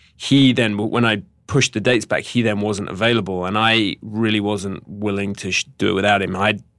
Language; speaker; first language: English; native; English